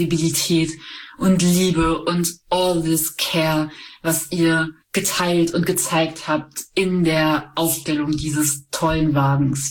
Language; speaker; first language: German; native; German